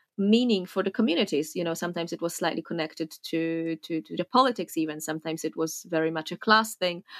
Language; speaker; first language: English; non-native, fluent; Polish